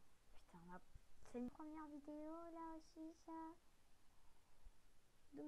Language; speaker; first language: French; native; French